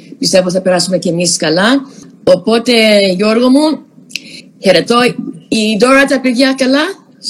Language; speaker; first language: Greek; early bilingual, other home language; English